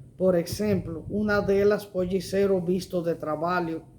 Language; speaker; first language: Portuguese; non-native, learner; Spanish